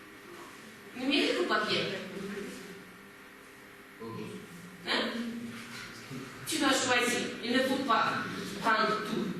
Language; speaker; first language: French; non-native, fluent; Russian